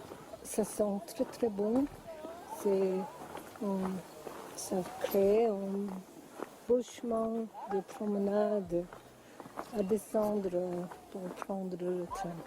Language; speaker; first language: French; non-native, learner; Korean